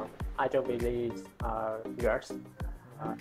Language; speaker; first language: English; non-native, learner; Vietnamese